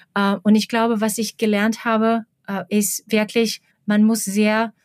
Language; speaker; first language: German; non-native, fluent; Slovak